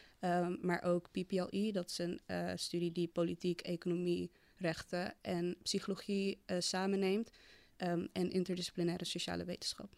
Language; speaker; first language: Dutch; native; Dutch